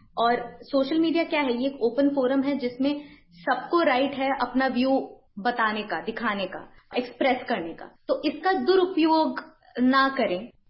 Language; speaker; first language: Hindi; non-native, local second language; Bangla